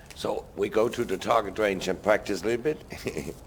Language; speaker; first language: English; non-native, fluent; German